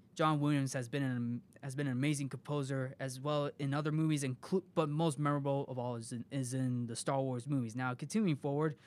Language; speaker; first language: English; native; English